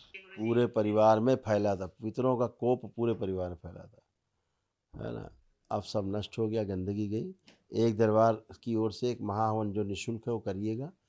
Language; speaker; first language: Hindi; native; Hindi